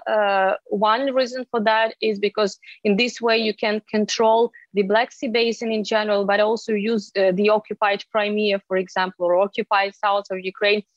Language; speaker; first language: English; non-native, fluent; Ukrainian